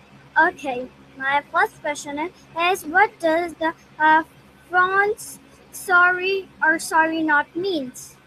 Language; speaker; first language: English; non-native, learner; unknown